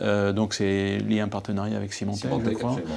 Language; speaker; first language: French; native; French